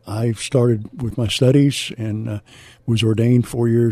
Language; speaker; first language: English; native; English